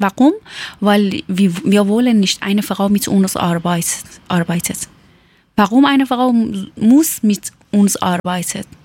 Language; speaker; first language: German; non-native, learner; Persian